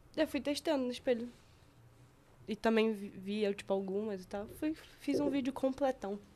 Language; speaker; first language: Portuguese; native; Portuguese